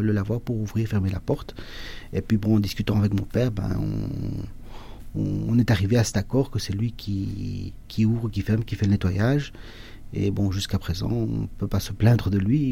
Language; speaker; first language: French; early bilingual, other home language; Spanish